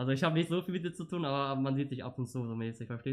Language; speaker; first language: German; native; German